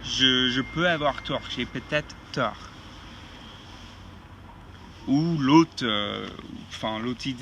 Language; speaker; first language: French; non-native, fluent; English